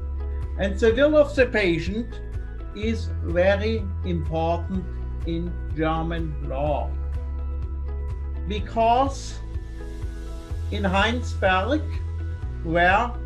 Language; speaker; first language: English; non-native, fluent; German